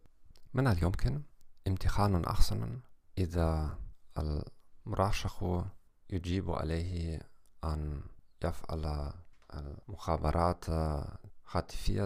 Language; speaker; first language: Arabic; non-native, learner; German